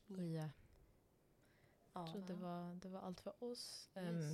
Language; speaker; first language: Swedish; non-native, local second language; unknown